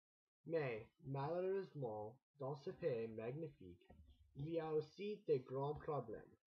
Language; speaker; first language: French; non-native, learner; English